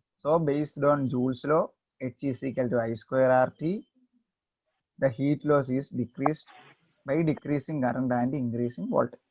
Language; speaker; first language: English; non-native, local second language; Malayalam